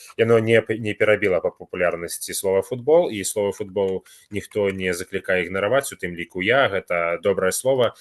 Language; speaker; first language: Belarusian; native; Belarusian